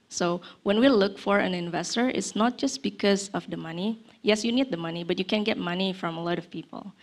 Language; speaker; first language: English; non-native, fluent; Indonesian